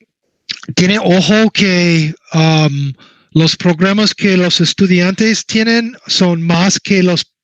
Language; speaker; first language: Spanish; non-native, learner; English